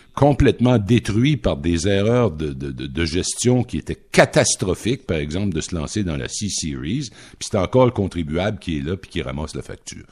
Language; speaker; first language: French; native; French